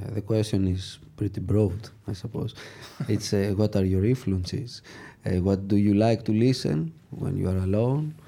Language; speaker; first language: English; non-native, fluent; Greek